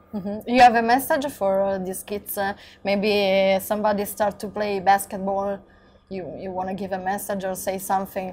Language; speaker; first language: English; non-native, learner; Italian